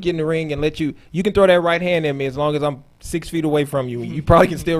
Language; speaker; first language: English; native; English